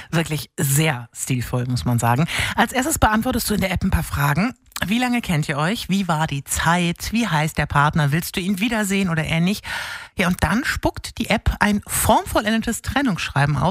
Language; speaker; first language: German; native; German